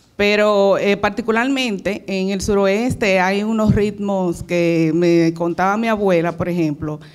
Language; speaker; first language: Spanish; native; Spanish